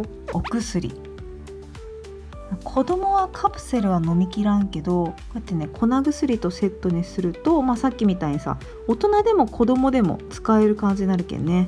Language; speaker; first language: Japanese; native; Japanese